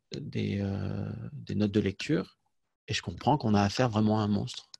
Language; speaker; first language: French; native; French